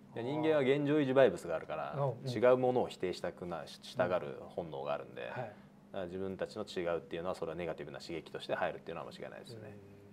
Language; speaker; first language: Japanese; native; Japanese